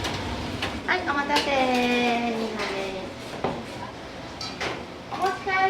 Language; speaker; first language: Japanese; native; Japanese